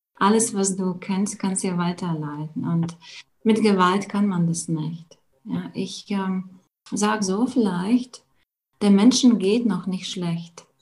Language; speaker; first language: German; non-native, fluent; Latvian